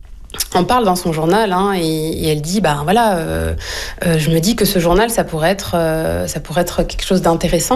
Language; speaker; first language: French; native; French